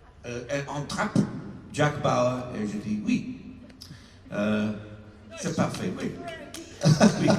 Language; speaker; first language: French; non-native, learner; English